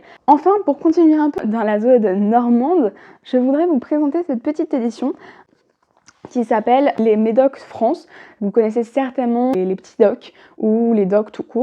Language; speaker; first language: French; native; French